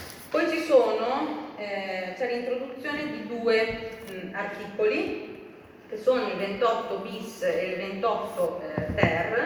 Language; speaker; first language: Italian; native; Italian